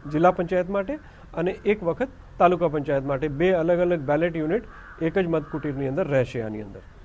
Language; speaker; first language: Gujarati; non-native, local second language; Hindi